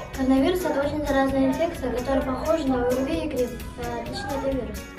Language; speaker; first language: Russian; early bilingual, other home language; Kyrgyz